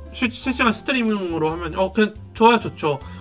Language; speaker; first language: Korean; native; Korean